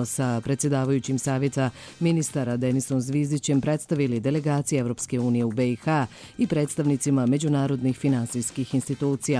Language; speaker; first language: Croatian; native; Croatian